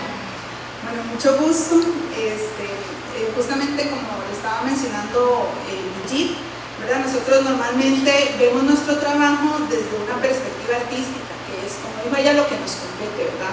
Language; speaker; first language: Spanish; native; Spanish